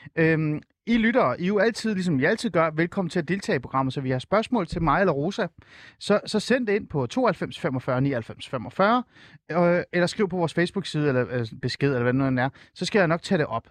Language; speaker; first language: Danish; native; Danish